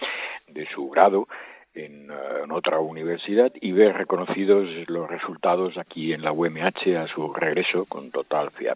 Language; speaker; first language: Spanish; native; Spanish